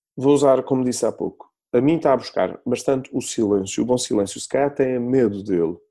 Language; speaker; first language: Portuguese; native; Portuguese